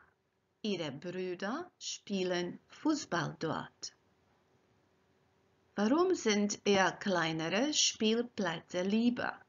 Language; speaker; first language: German; non-native, fluent; Croatian